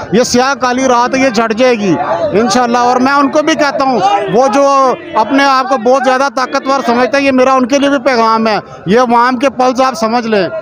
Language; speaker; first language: Urdu; non-native, local second language; Punjabi